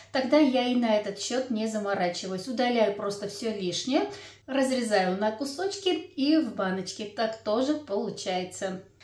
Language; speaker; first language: Russian; non-native, local second language; Armenian